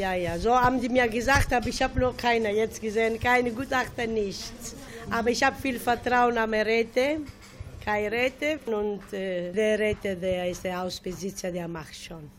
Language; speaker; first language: German; non-native, learner; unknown